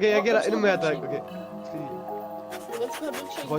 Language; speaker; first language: Danish; native; Danish